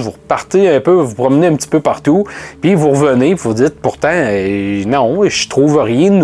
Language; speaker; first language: French; native; French